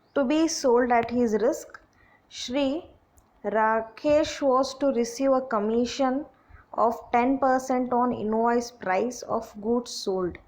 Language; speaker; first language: English; non-native, local second language; Kannada